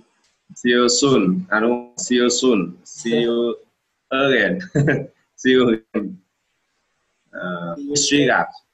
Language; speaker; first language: English; non-native, learner; Vietnamese